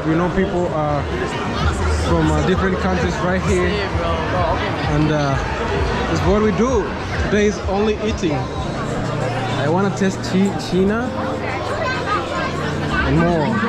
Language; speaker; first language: English; non-native, local second language; Swahili